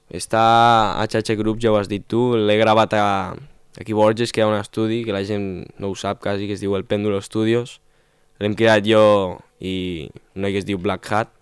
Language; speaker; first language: Catalan; non-native, local second language; Spanish